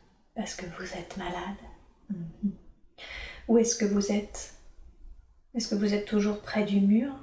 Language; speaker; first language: French; native; French